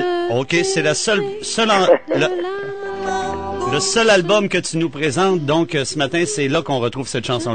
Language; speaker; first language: French; native; French